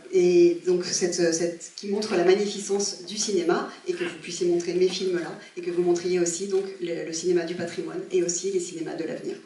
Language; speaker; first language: French; native; French